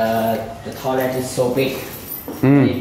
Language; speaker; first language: English; non-native, learner; Vietnamese